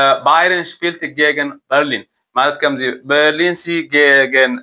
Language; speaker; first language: German; non-native, fluent; Tigrinya